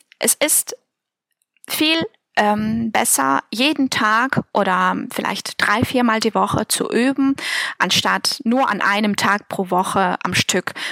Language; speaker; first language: German; non-native, fluent; Russian